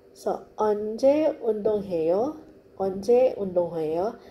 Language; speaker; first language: Korean; non-native, fluent; Filipino